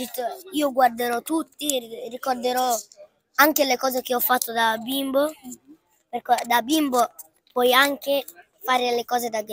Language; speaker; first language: Italian; early bilingual, other home language; Fula